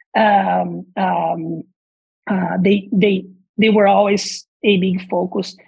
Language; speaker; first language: English; non-native, fluent; Portuguese